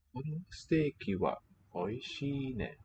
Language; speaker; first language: Japanese; non-native, learner; English